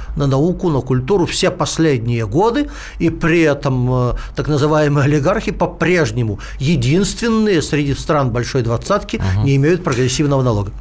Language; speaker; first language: Russian; native; Russian